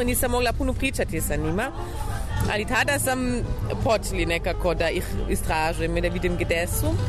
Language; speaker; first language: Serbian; non-native, learner; German